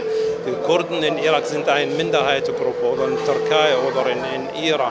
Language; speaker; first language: German; non-native, fluent; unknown